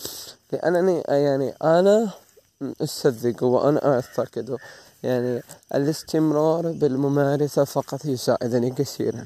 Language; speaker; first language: Arabic; non-native, learner; Malay